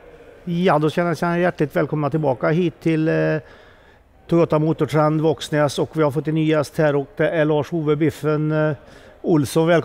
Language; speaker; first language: Swedish; native; Swedish